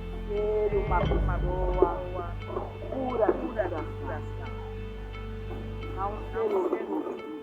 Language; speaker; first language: Portuguese; non-native, local second language; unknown